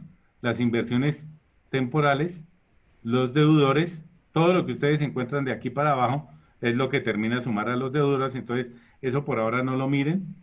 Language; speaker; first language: Spanish; native; Spanish